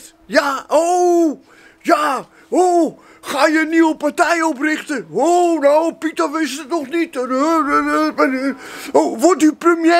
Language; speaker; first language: Dutch; native; Dutch